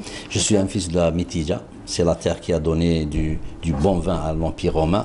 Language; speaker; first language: French; non-native, local second language; Arabic